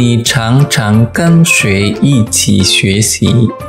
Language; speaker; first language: Chinese; non-native, fluent; Indonesian